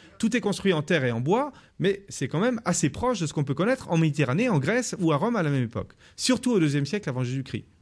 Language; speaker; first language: French; native; French